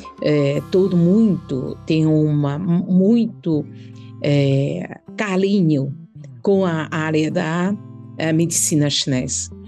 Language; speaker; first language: Portuguese; non-native, learner; Chinese